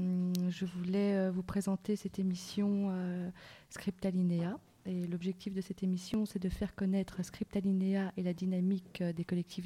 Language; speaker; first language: French; native; French